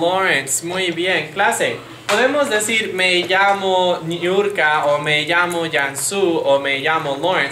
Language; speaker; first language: Spanish; non-native, fluent; English